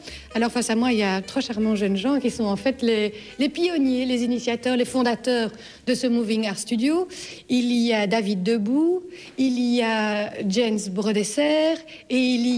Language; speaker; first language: French; native; French